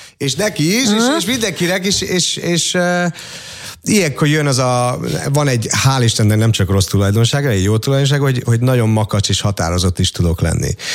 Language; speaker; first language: Hungarian; early bilingual, other home language; English